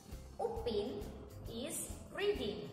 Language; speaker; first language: English; non-native, fluent; Indonesian